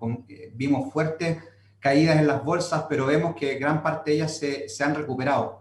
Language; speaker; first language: Spanish; native; Spanish